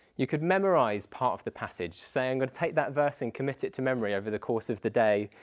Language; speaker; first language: English; native; English